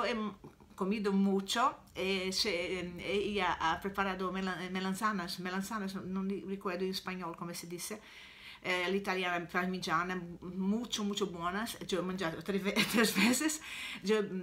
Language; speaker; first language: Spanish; non-native, learner; Italian